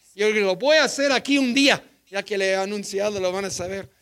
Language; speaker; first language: Spanish; non-native, fluent; English